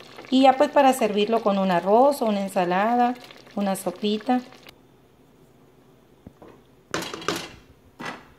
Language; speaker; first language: Spanish; native; Spanish